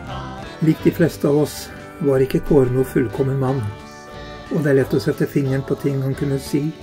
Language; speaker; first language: Norwegian; native; Norwegian